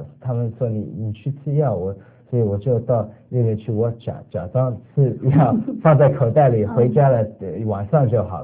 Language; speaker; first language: Chinese; early bilingual, other home language; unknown